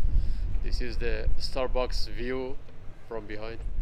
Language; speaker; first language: English; non-native, fluent; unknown